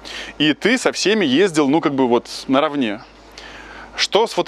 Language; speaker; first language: Russian; native; Russian